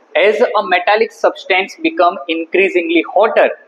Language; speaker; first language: English; non-native, local second language; Gujarati